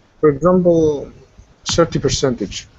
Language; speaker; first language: English; non-native, fluent; Arabic